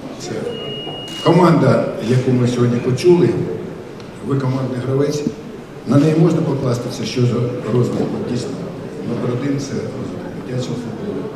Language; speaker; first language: Ukrainian; native; Ukrainian